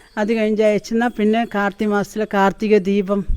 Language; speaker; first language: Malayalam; non-native, local second language; Tamil